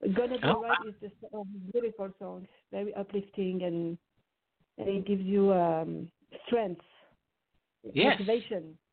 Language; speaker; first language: English; non-native, fluent; French